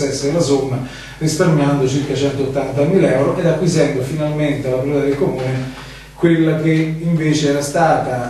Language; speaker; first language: Italian; native; Italian